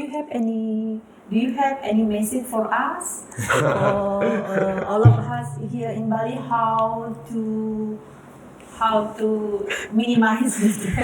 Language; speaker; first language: English; non-native, learner; Indonesian